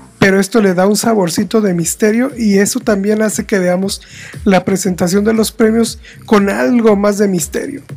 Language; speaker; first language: Spanish; native; Spanish